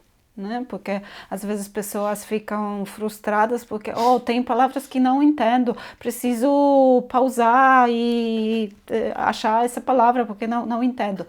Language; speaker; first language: Portuguese; non-native, fluent; Polish